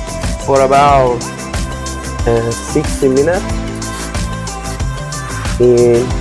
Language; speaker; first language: English; non-native, learner; Persian